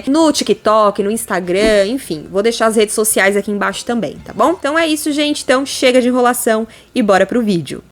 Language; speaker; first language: Portuguese; native; Portuguese